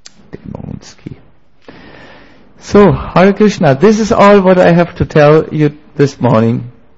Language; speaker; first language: English; non-native, fluent; German